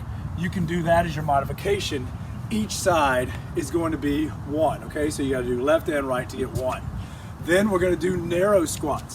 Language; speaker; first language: English; native; English